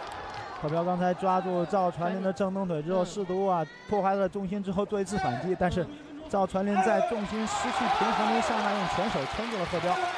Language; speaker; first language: Chinese; native; Chinese